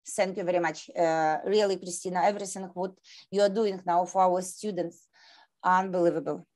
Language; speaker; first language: English; non-native, learner; Ukrainian